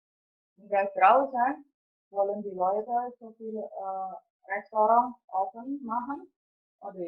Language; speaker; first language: German; non-native, fluent; Indonesian